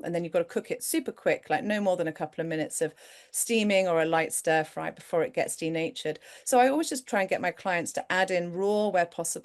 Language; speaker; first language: English; native; English